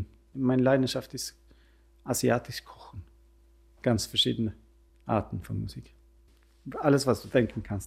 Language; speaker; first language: German; non-native, fluent; Swedish